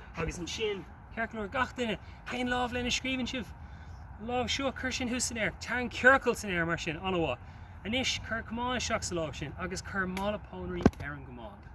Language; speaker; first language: Irish; non-native, local second language; English